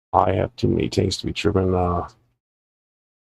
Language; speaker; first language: English; native; English